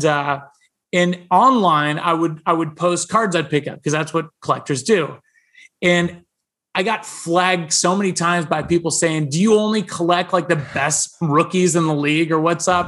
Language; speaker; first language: English; native; English